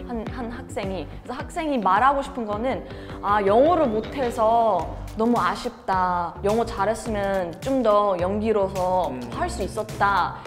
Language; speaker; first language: Korean; non-native, fluent; English